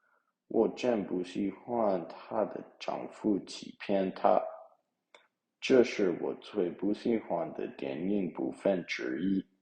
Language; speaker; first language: Chinese; non-native, learner; English